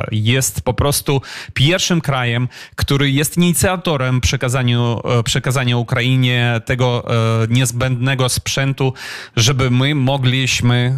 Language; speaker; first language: Polish; non-native, fluent; Ukrainian